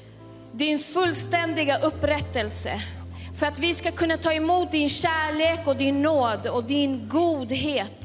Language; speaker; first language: Swedish; early bilingual, other home language; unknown